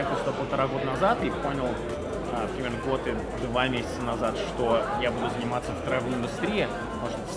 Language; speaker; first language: Russian; early bilingual, heritage; Russian